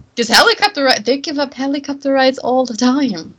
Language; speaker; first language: English; non-native, fluent; German